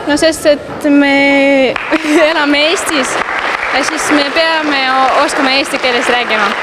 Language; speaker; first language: Estonian; non-native, local second language; Russian